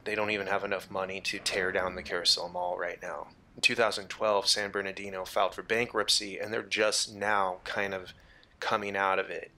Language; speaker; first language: English; native; English